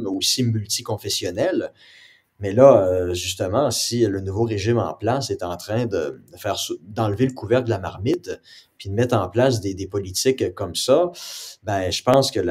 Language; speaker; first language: French; native; French